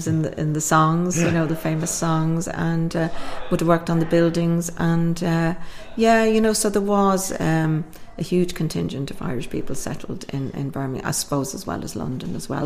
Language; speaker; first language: English; native; English